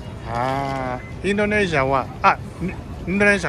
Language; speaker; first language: Japanese; non-native, learner; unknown